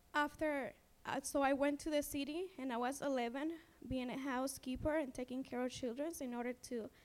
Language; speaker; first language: English; non-native, fluent; Spanish